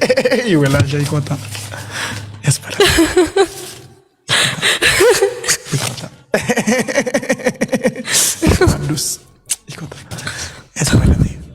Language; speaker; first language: Spanish; non-native, learner; Haitian Creole